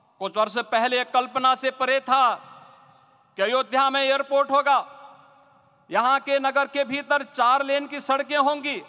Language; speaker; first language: Hindi; native; Hindi